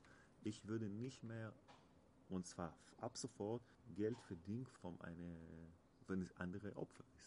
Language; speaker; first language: German; non-native, learner; Hebrew